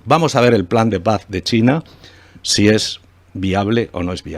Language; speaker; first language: Spanish; native; Spanish